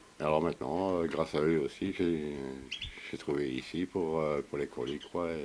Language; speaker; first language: French; native; French